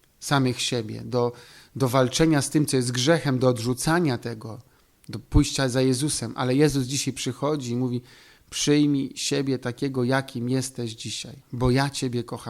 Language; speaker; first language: Polish; native; Polish